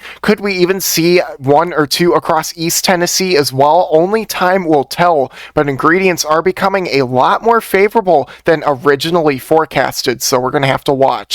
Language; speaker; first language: English; native; English